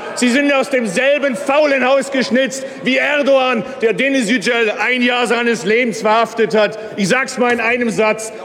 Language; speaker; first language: German; native; German